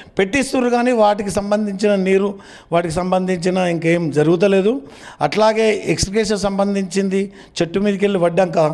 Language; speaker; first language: Telugu; native; Telugu